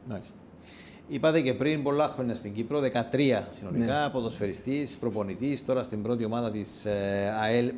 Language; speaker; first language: Greek; native; Greek